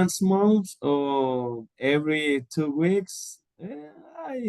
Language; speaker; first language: English; non-native, learner; Spanish